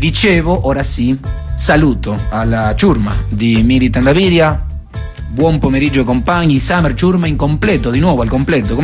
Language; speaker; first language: Italian; native; Italian